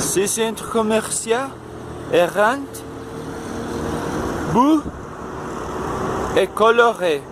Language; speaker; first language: French; non-native, learner; Spanish